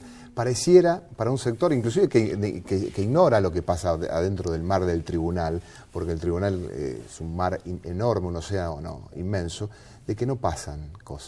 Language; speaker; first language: Spanish; native; Spanish